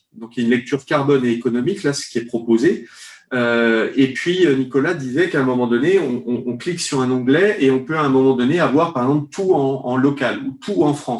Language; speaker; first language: French; native; French